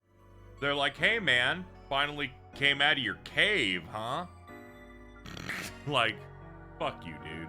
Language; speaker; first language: English; native; English